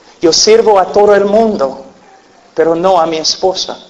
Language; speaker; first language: Spanish; non-native, fluent; English